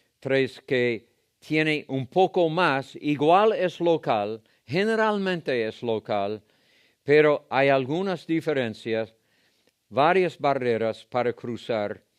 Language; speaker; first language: Spanish; non-native, fluent; English